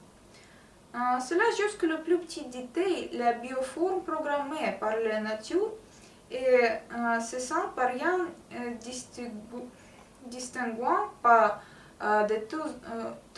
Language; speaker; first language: French; non-native, learner; Russian